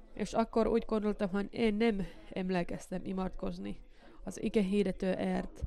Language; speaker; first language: Hungarian; non-native, learner; Finnish